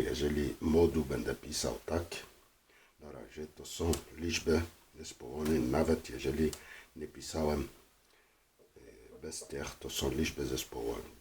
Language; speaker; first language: Polish; non-native, learner; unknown